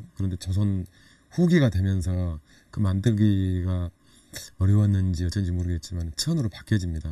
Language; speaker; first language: Korean; native; Korean